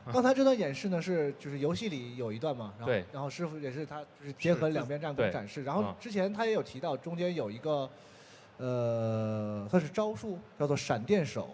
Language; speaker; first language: Chinese; native; Chinese